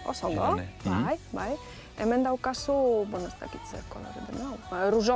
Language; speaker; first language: Basque; non-native, fluent; Polish